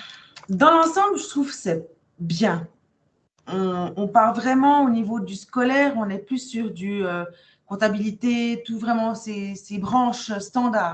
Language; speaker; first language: French; native; French